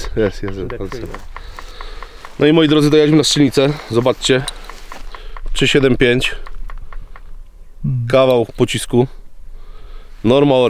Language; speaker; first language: Polish; native; Polish